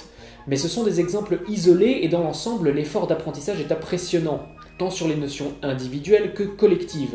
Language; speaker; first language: French; native; French